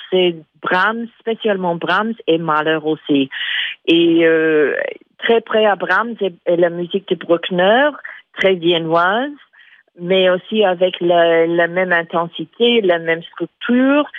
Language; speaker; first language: French; non-native, fluent; English